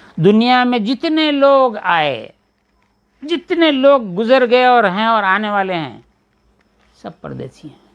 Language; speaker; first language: Urdu; native; Urdu